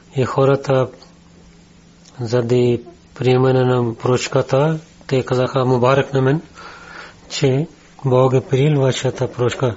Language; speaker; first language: Bulgarian; non-native, learner; Urdu